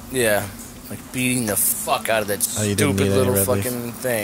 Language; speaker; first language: English; native; English